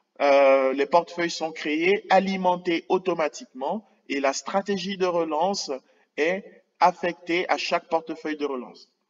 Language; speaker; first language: French; native; French